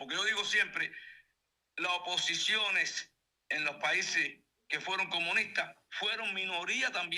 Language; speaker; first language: Spanish; native; Spanish